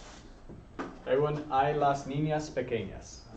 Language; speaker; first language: Spanish; non-native, fluent; English